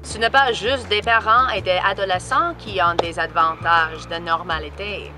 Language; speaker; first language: French; non-native, learner; English